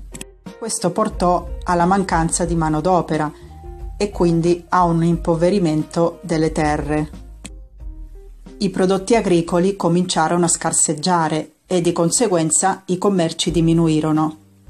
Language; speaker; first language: Italian; native; Italian